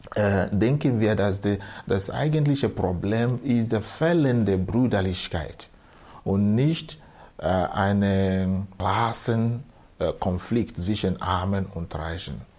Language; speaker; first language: German; non-native, fluent; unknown